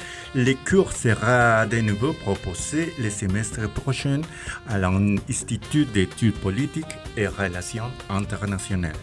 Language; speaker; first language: French; non-native, fluent; Spanish